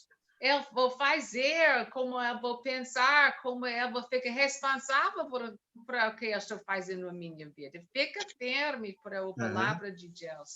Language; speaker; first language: Portuguese; non-native, learner; English